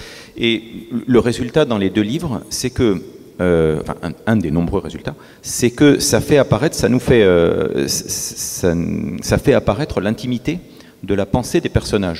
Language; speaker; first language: French; native; French